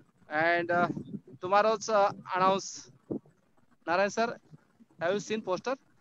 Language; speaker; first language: English; non-native, local second language; Marathi